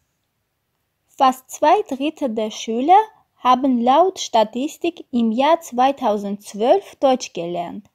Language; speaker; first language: German; non-native, fluent; Armenian